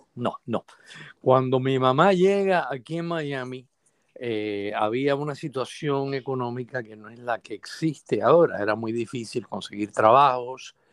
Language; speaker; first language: Spanish; native; Spanish